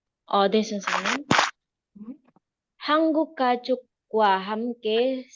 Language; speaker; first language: Korean; non-native, learner; Indonesian